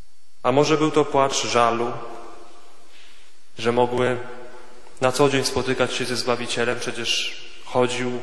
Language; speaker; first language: Polish; native; Polish